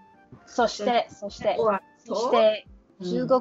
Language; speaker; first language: Japanese; non-native, learner; English